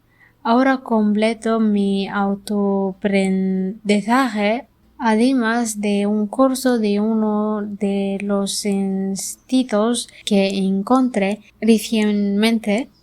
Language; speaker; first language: Spanish; non-native, learner; Arabic